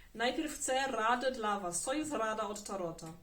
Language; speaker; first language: Polish; early bilingual, heritage; German